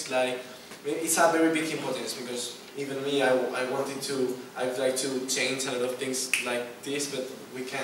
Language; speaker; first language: English; non-native, learner; Spanish